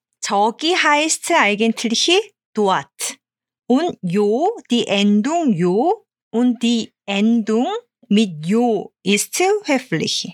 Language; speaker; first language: German; non-native, fluent; Korean